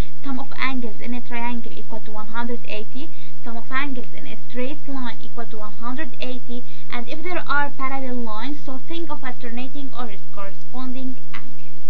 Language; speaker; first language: English; non-native, local second language; Arabic